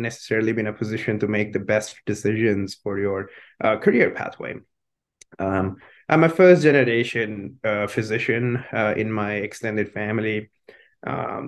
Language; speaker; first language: English; non-native, local second language; Hindi